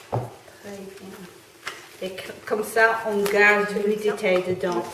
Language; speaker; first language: French; non-native, learner; English